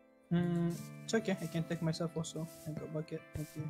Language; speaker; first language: English; non-native, local second language; Malay